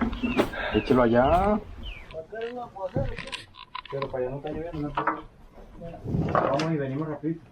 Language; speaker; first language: Spanish; native; Spanish